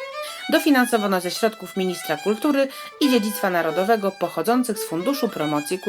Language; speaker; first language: Polish; native; Polish